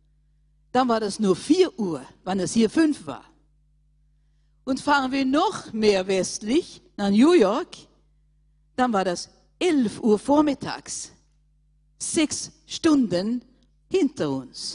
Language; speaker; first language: German; non-native, fluent; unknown